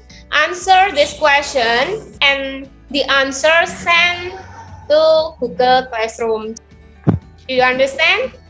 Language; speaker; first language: English; non-native, learner; Indonesian